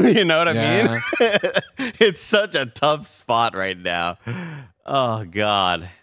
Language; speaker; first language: English; native; English